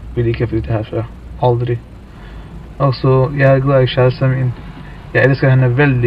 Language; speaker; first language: Norwegian; non-native, learner; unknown